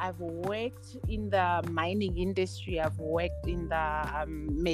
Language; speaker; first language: English; non-native, local second language; Tswana